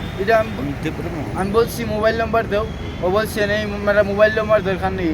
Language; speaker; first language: Hindi; non-native, learner; Bangla